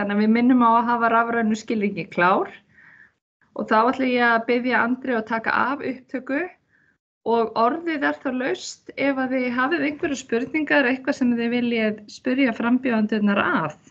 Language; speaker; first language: Icelandic; native; Icelandic